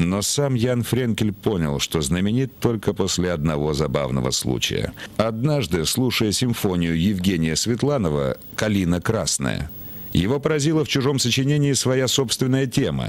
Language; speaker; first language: Russian; native; Russian